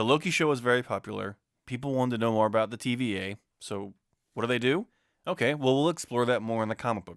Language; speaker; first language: English; native; English